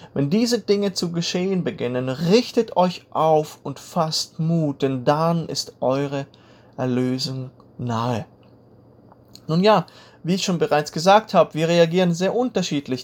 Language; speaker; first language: German; native; German